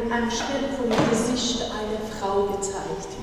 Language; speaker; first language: German; non-native, fluent; Persian